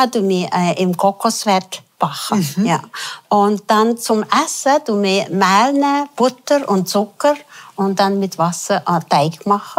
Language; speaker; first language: German; non-native, fluent; Tibetan